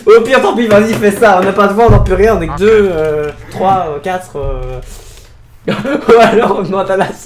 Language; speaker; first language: French; native; French